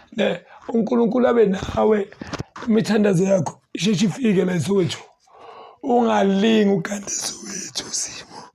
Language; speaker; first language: Zulu; native; Zulu